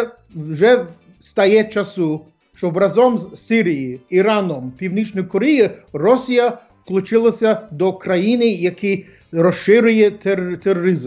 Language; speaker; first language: Ukrainian; early bilingual, heritage; English